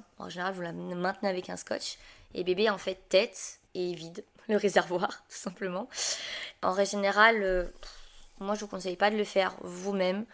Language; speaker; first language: French; native; French